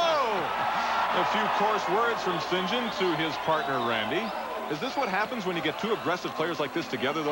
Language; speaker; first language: English; native; English